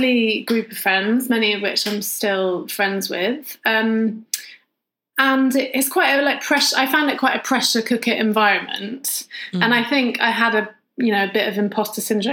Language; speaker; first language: English; native; English